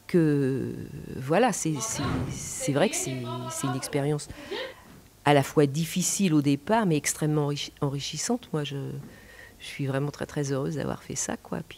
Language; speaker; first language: French; early bilingual, other home language; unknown